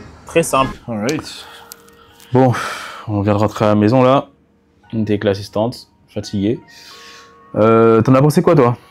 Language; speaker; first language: French; native; French